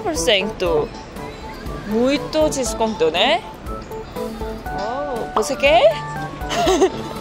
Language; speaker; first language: Portuguese; non-native, learner; Korean